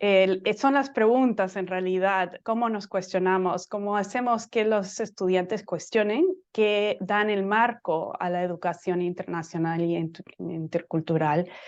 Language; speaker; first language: Spanish; non-native, fluent; English